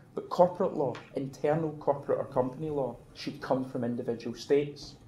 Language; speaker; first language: English; native; English